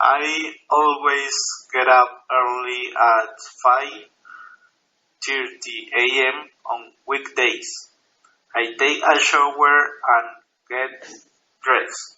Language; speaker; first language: English; non-native, learner; Spanish